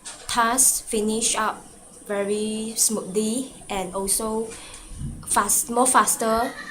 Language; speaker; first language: English; non-native, local second language; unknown